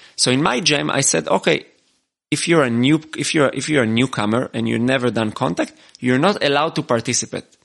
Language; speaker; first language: English; non-native, fluent; Hebrew